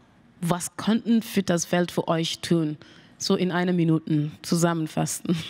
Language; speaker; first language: German; non-native, learner; Mandingo